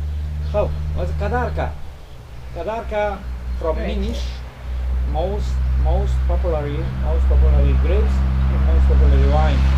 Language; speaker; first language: English; non-native, learner; Romanian